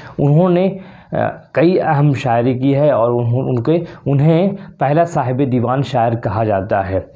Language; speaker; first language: Urdu; native; Urdu